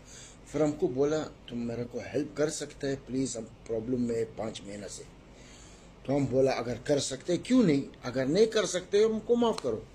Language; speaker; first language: Hindi; non-native, learner; Arabic